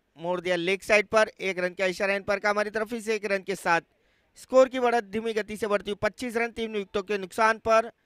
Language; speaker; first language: Hindi; non-native, local second language; Marathi